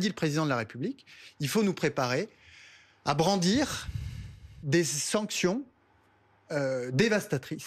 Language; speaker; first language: French; native; French